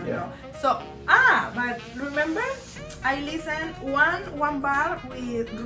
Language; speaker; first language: English; non-native, learner; Spanish